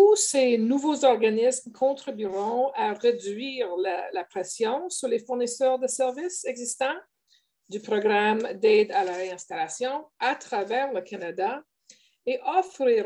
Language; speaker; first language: French; native; French